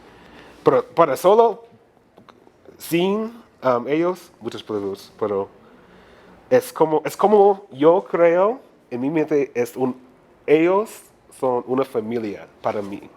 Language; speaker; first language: Spanish; non-native, learner; English